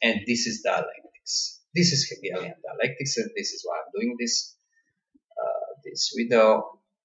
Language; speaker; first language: English; non-native, fluent; Croatian